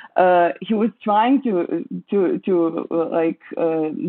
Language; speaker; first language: English; non-native, fluent; Croatian